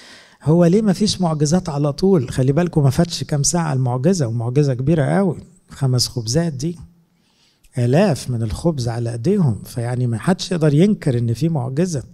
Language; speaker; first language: Arabic; native; Arabic